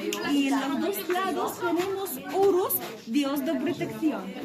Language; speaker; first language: Spanish; non-native, fluent; Arabic